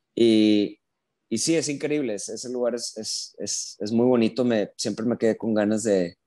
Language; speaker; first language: Spanish; native; Spanish